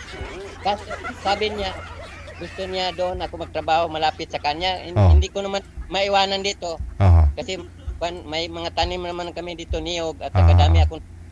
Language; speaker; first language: Filipino; non-native, local second language; Cebuano